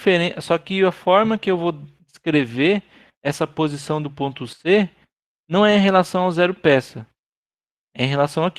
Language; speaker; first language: Portuguese; native; Portuguese